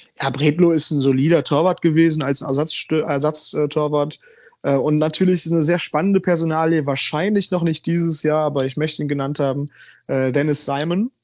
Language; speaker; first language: German; native; German